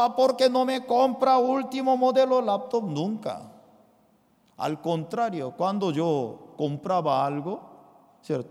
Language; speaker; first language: Spanish; non-native, fluent; Korean